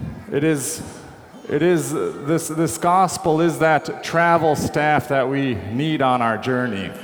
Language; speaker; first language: English; native; English